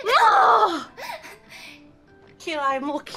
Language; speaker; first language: Japanese; non-native, learner; English